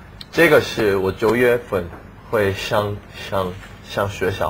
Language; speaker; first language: Chinese; non-native, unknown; English